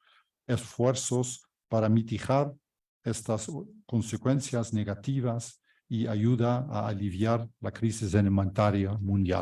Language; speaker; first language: Spanish; non-native, fluent; Dutch